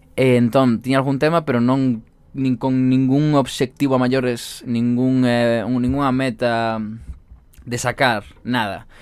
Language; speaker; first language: Galician; non-native, local second language; Spanish